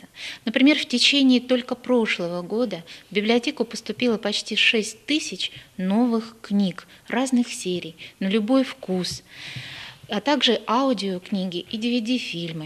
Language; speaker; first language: Russian; native; Russian